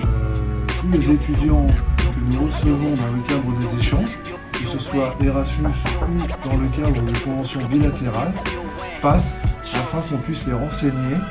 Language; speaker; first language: French; native; French